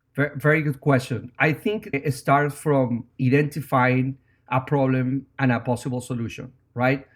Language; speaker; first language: English; non-native, fluent; Spanish